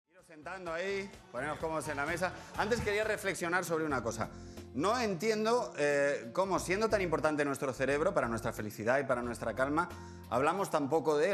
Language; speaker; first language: Spanish; native; Spanish